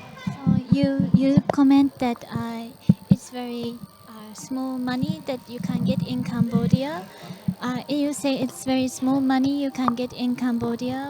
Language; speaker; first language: English; non-native, fluent; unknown